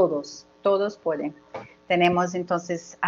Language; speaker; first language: Spanish; non-native, learner; Portuguese